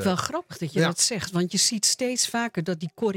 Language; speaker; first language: Dutch; native; Dutch